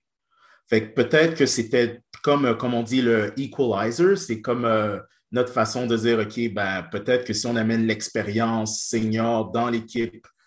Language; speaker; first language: French; native; French